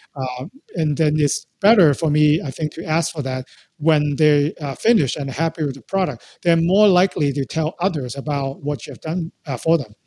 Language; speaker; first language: English; non-native, local second language; Cantonese